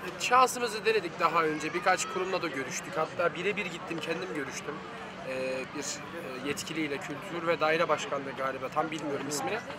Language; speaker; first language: Turkish; native; Turkish